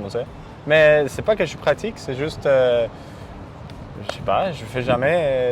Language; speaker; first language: French; native; French